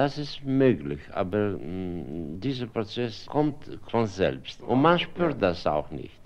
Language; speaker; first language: German; non-native, fluent; Russian